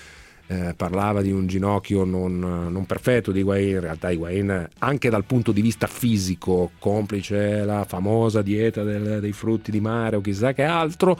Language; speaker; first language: Italian; native; Italian